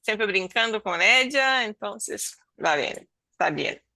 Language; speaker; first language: Spanish; non-native, learner; Portuguese